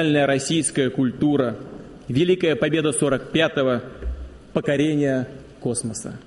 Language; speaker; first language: Russian; native; Russian